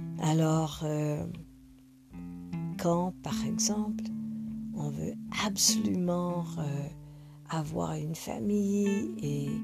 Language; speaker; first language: French; non-native, fluent; English